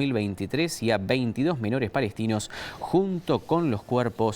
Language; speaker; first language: Spanish; native; Spanish